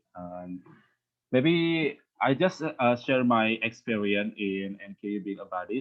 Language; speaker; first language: English; non-native, learner; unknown